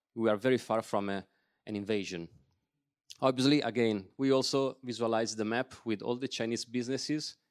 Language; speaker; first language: English; non-native, fluent; Italian